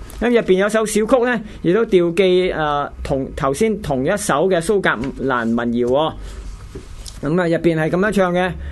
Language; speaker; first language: Chinese; non-native, local second language; Cantonese